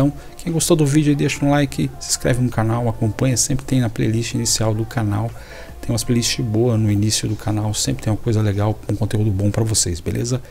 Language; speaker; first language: Portuguese; native; Portuguese